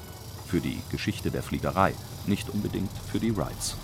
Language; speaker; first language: German; native; German